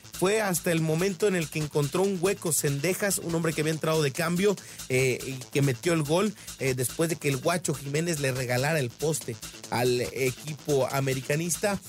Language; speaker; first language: Spanish; native; Spanish